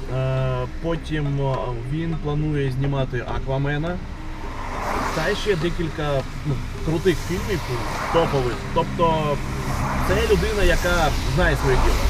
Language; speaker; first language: Ukrainian; non-native, local second language; Russian